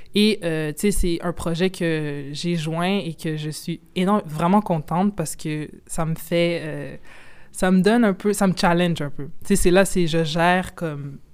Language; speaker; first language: French; native; French